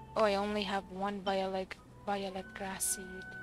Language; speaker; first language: English; non-native, local second language; Filipino